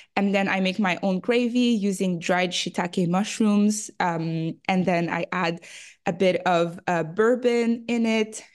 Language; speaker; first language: English; early bilingual, other home language; French